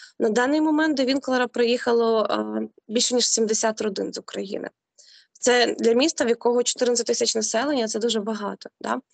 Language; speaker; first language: Ukrainian; native; Ukrainian